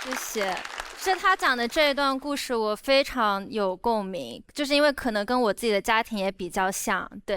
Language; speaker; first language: Chinese; native; Chinese